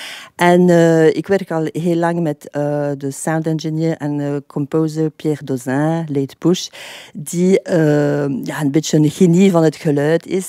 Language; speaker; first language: Dutch; non-native, fluent; French